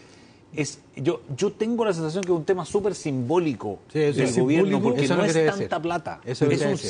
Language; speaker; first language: Spanish; native; Spanish